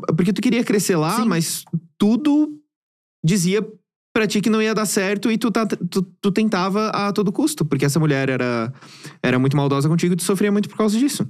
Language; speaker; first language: Portuguese; native; Portuguese